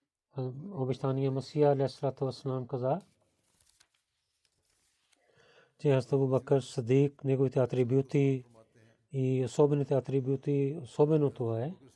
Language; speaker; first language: Bulgarian; non-native, learner; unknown